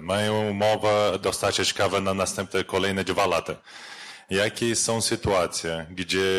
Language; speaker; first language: Polish; non-native, learner; Portuguese